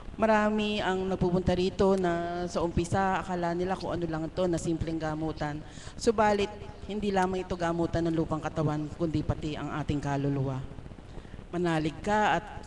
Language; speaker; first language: Filipino; native; Filipino